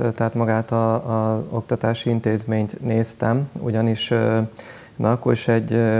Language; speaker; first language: Hungarian; native; Hungarian